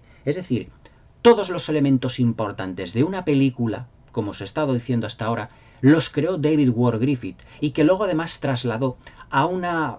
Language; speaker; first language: Spanish; native; Spanish